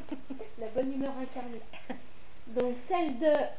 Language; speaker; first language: French; native; French